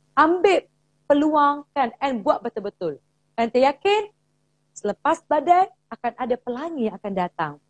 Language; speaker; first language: Malay; native; Malay